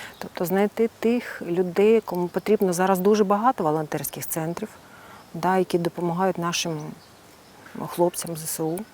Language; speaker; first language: Ukrainian; non-native, local second language; Russian